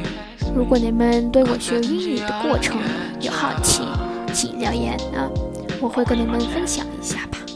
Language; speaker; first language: Chinese; non-native, fluent; Vietnamese